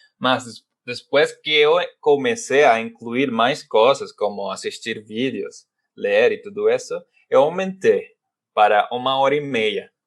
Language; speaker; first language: Portuguese; non-native, fluent; Spanish